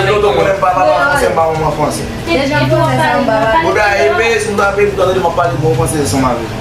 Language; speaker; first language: French; non-native, learner; Haitian Creole